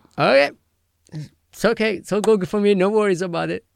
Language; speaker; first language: English; non-native, fluent; Italian